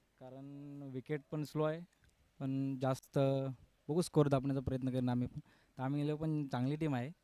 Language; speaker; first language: Marathi; native; Marathi